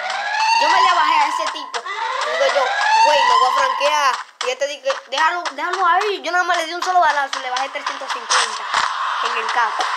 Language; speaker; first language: Spanish; native; Spanish